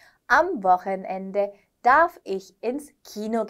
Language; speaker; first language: German; non-native, learner; Korean